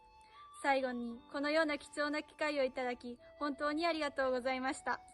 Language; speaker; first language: Japanese; early bilingual, heritage; Japanese